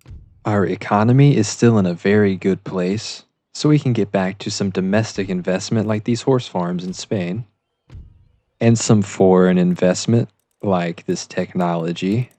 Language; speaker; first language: English; native; English